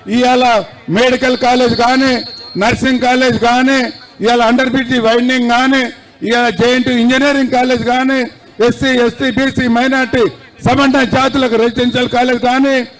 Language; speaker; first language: Telugu; non-native, local second language; Lambadi